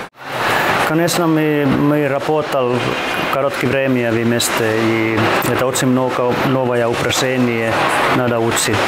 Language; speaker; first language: Russian; non-native, learner; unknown